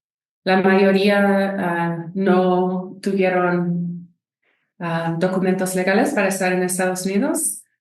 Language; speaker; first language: Spanish; non-native, fluent; English